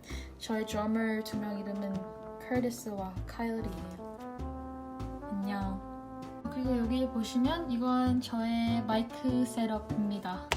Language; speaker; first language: Korean; early bilingual, heritage; Korean